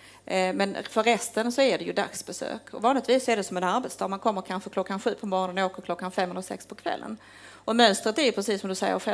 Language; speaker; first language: Swedish; native; Swedish